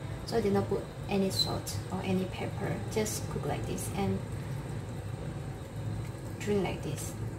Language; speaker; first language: English; non-native, learner; Indonesian